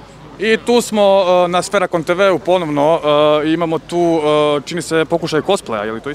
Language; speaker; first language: Croatian; native; Croatian